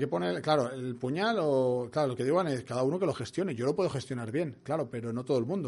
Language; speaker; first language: Spanish; non-native, local second language; Catalan